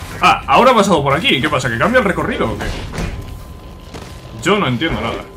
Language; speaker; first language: Spanish; native; Spanish